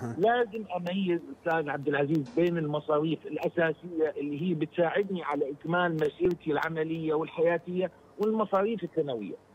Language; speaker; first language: Arabic; native; Arabic